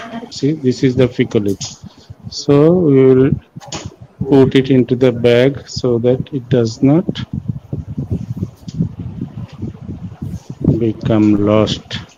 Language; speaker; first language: English; non-native, local second language; Bangla